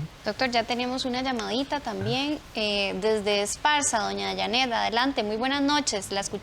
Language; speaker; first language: Spanish; native; Spanish